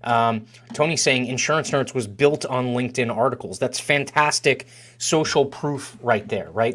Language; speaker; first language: English; native; English